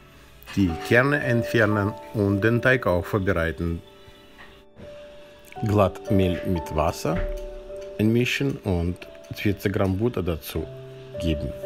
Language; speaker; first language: German; non-native, fluent; Russian